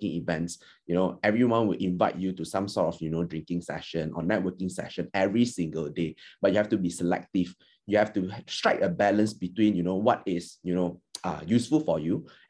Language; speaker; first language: English; non-native, local second language; Chinese